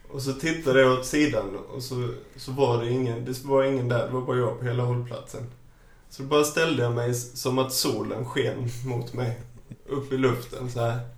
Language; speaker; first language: Swedish; native; Swedish